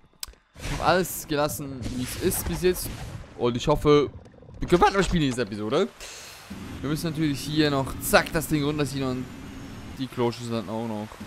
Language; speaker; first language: German; native; German